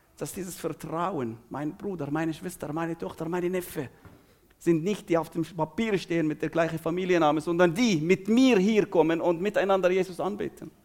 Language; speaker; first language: German; non-native, fluent; Arabic